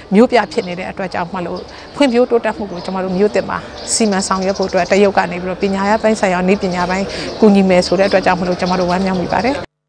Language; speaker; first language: Burmese; native; Burmese